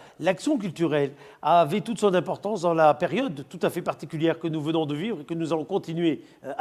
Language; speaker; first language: French; native; French